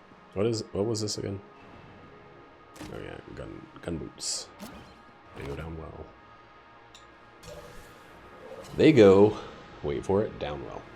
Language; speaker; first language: English; native; English